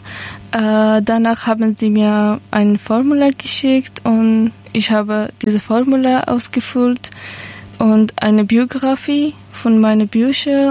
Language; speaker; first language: German; non-native, learner; Persian